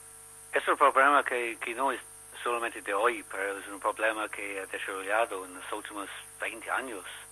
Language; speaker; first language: Spanish; non-native, learner; English